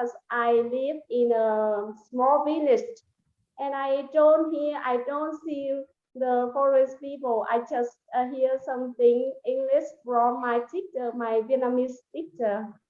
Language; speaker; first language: English; non-native, learner; Vietnamese